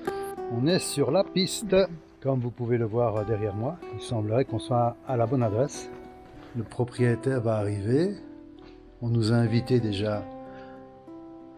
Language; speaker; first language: French; native; French